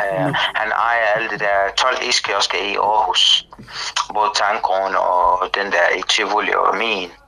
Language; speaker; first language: Danish; non-native, learner; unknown